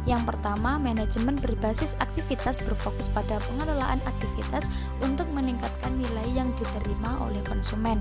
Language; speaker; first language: Indonesian; native; Indonesian